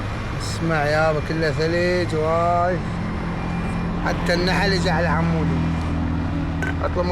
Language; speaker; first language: Arabic; native; Arabic